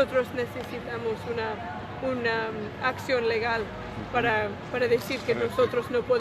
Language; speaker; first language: Spanish; non-native, learner; English